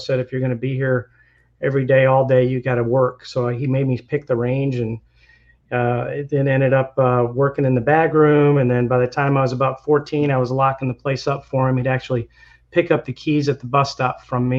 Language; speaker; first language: English; native; English